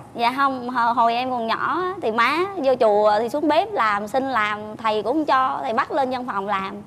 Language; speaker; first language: Vietnamese; native; Vietnamese